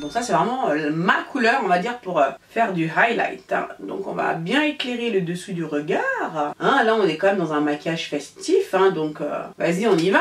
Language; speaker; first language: French; native; French